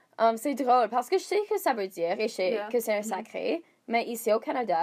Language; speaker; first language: French; non-native, learner; English